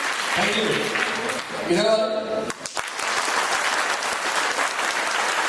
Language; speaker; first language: Hindi; native; Hindi